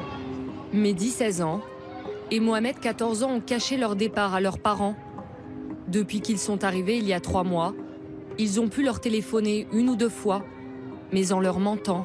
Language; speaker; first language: French; native; French